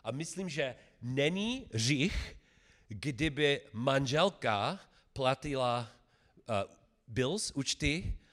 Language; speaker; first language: Czech; non-native, learner; English